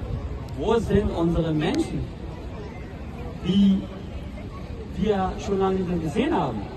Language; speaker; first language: German; non-native, learner; Baluchi